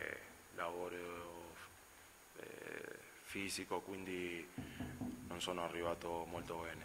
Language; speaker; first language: Italian; non-native, fluent; Spanish